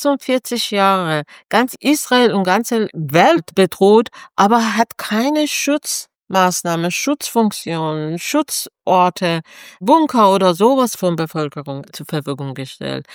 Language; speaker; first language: German; non-native, fluent; Persian